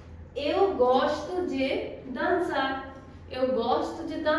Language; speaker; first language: Portuguese; non-native, fluent; Hindi